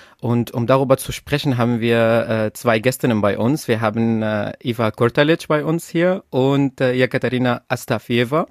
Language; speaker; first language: German; non-native, fluent; Arabic